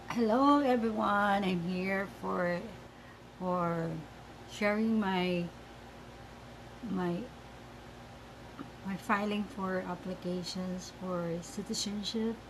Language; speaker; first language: English; non-native, learner; Filipino